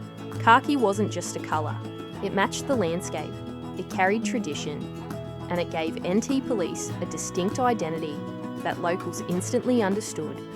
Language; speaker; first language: English; native; English